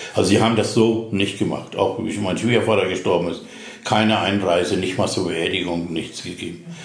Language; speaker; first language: German; native; German